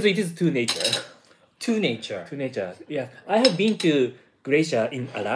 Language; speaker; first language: English; non-native, fluent; Japanese